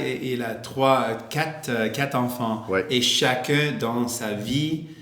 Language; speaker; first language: French; non-native, local second language; English